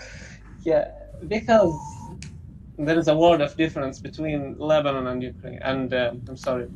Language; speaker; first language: English; non-native, learner; Arabic